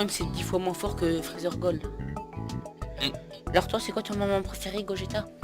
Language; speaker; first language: French; native; French